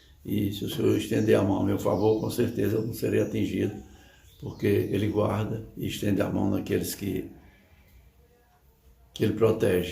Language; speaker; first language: Portuguese; native; Portuguese